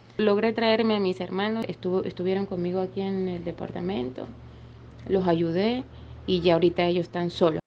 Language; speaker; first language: Spanish; native; Spanish